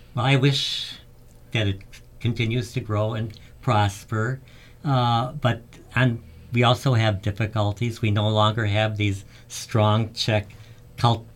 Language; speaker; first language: English; early bilingual, other home language; Czech